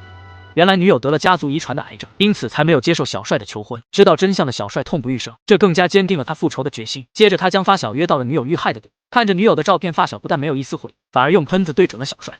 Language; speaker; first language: Chinese; native; Chinese